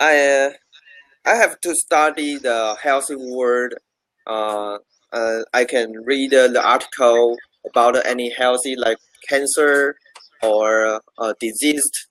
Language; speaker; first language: English; non-native, learner; Chinese